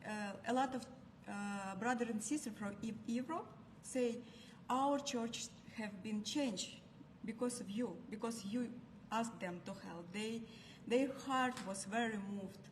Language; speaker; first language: English; non-native, learner; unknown